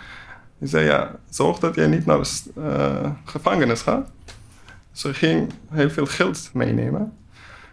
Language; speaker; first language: Dutch; non-native, learner; Persian